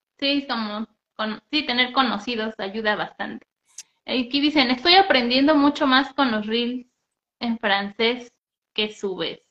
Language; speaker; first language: Spanish; native; Spanish